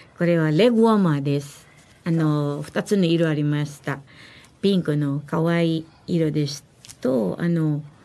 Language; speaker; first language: Japanese; non-native, learner; Filipino